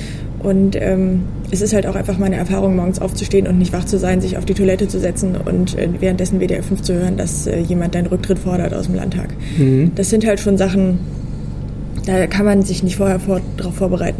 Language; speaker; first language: German; native; German